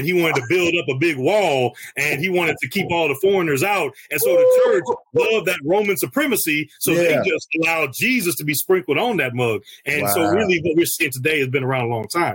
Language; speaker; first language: English; native; English